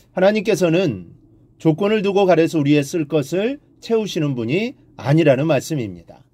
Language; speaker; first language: Korean; native; Korean